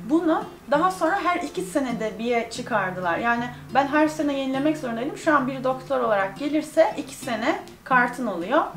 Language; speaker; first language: Turkish; native; Turkish